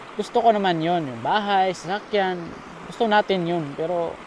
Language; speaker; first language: Filipino; non-native, local second language; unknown